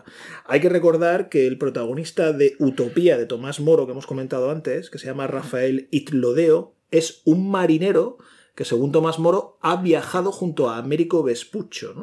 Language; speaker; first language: Spanish; native; Spanish